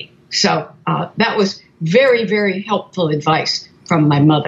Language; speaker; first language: English; native; English